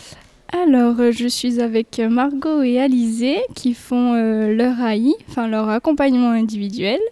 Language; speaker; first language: French; native; French